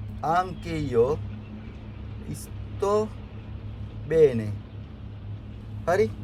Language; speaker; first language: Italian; non-native, fluent; Sinhala